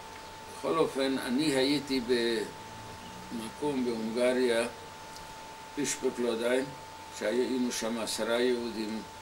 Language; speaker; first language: Hebrew; non-native, fluent; Hungarian